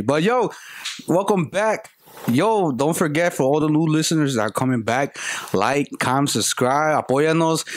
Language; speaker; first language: English; early bilingual, other home language; Spanish